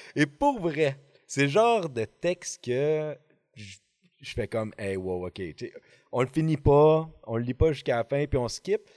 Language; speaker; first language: French; native; French